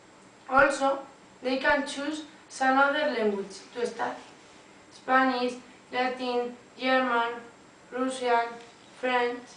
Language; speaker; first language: English; non-native, learner; Spanish